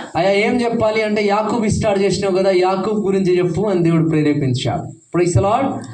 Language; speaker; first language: Telugu; non-native, fluent; Hindi